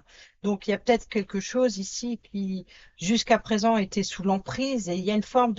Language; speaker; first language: French; native; French